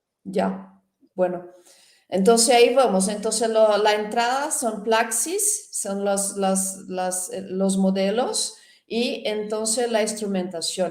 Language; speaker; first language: Spanish; non-native, fluent; Portuguese